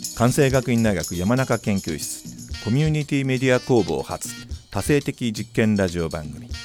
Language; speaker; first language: Japanese; native; Japanese